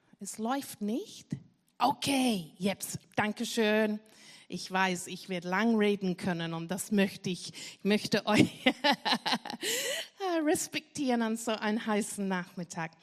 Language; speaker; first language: German; non-native, fluent; English